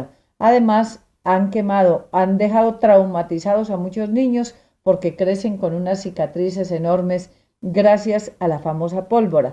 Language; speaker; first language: Spanish; native; Spanish